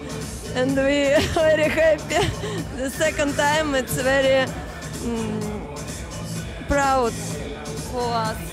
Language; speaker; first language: English; non-native, learner; Russian